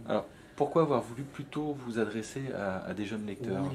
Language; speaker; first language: French; native; French